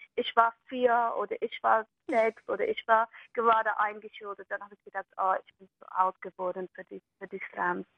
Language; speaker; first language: German; non-native, fluent; English